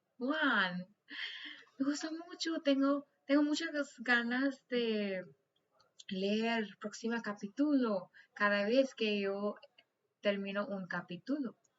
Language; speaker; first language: Spanish; non-native, learner; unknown